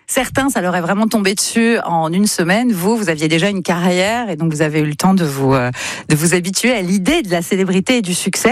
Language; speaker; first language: French; native; French